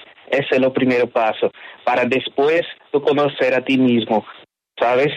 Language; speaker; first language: Spanish; non-native, learner; Portuguese